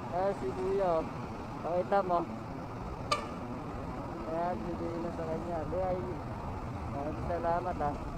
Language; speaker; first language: Filipino; native; Filipino